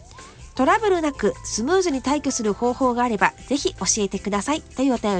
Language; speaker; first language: Japanese; native; Japanese